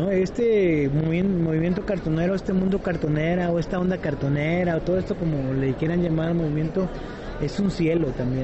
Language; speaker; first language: Spanish; native; Spanish